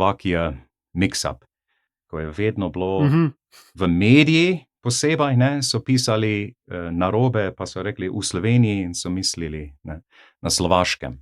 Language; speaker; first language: Slovenian; non-native, fluent; English